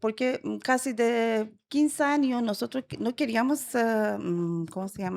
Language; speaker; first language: Spanish; non-native, learner; Persian